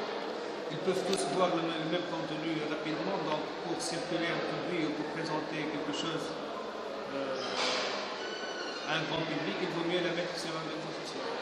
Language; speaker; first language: French; non-native, local second language; Arabic